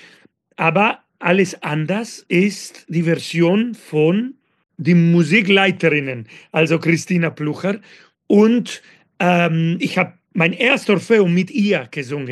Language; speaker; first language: German; non-native, fluent; Spanish